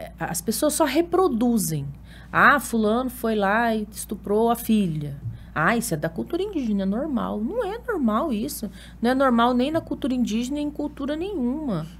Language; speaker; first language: Portuguese; native; Portuguese